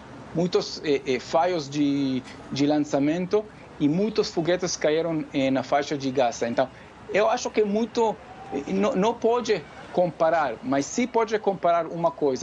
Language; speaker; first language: Portuguese; non-native, fluent; Hebrew